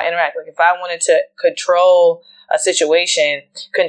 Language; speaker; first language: English; native; English